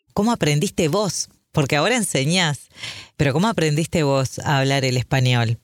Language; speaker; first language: Spanish; native; Spanish